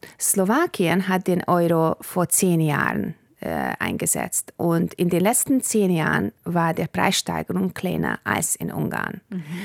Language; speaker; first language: German; non-native, fluent; Bulgarian